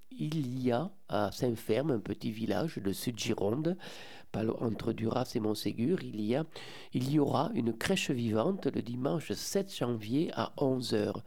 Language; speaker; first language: French; native; French